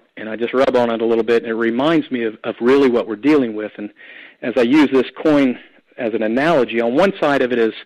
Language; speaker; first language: English; native; English